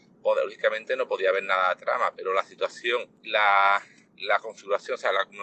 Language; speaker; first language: Spanish; native; Spanish